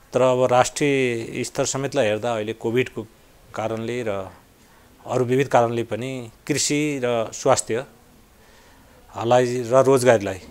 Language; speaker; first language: Nepali; native; Nepali